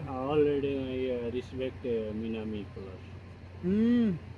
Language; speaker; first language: English; non-native, learner; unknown